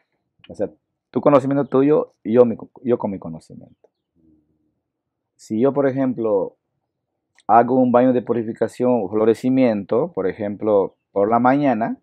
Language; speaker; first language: Spanish; non-native, local second language; Shipibo-Conibo